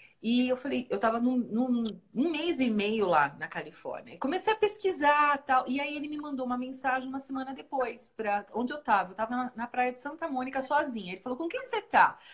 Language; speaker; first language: Portuguese; native; Portuguese